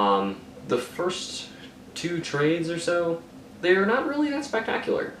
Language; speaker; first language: English; native; English